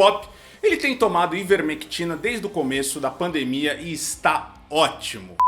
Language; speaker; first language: Portuguese; native; Portuguese